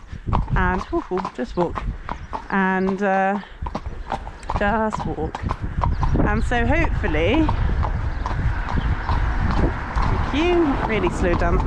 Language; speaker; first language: English; native; English